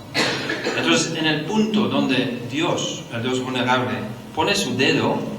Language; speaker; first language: Spanish; non-native, fluent; Dutch